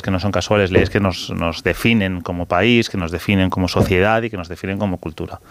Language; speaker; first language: Spanish; native; Spanish